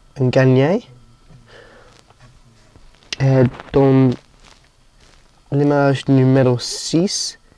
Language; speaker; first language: French; non-native, learner; English